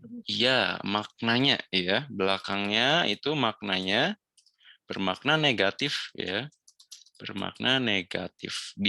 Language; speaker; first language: Indonesian; native; Indonesian